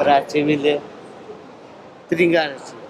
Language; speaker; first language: Italian; non-native, learner; Nepali